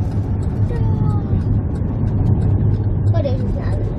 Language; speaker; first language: German; native; German